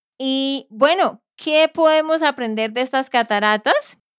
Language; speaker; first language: Spanish; native; Spanish